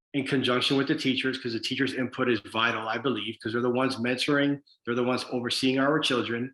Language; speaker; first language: English; early bilingual, other home language; Spanish